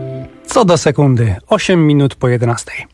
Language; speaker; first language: Polish; native; Polish